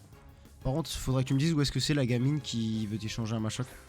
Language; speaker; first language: French; native; French